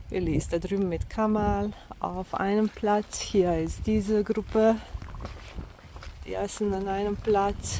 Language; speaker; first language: German; non-native, fluent; Bosnian